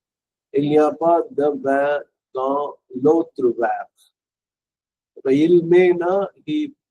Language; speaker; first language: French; non-native, fluent; Tamil